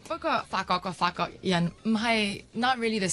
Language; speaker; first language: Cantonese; non-native, local second language; French